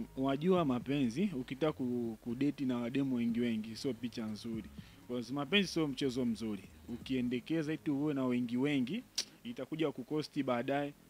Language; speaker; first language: Swahili; native; Swahili